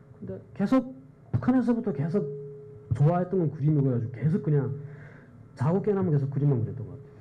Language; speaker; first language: Korean; native; Korean